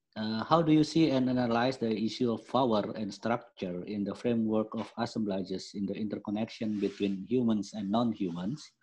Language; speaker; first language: English; non-native, fluent; Indonesian